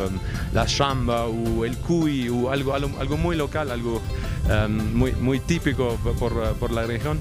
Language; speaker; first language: Spanish; non-native, fluent; German